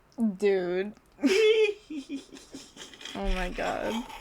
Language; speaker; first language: English; native; English